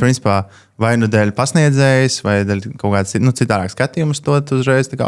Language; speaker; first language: Latvian; native; Latvian